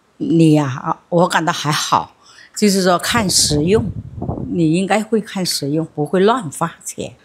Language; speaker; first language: Chinese; non-native, local second language; Hakka Chinese